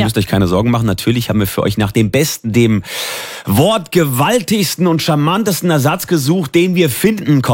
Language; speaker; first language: German; native; German